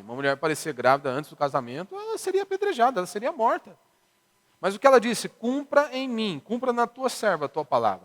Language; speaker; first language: Portuguese; native; Portuguese